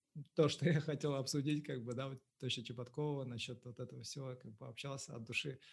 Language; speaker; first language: Russian; non-native, local second language; Kazakh